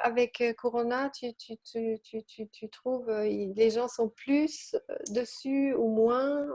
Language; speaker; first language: French; non-native, learner; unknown